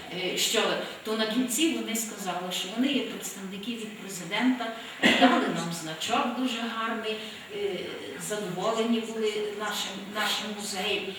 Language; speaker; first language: Ukrainian; native; Ukrainian